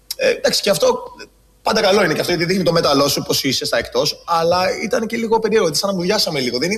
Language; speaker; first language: Greek; early bilingual, other home language; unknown